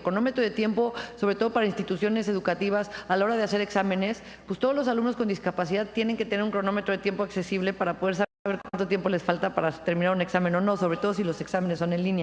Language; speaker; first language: Spanish; native; Spanish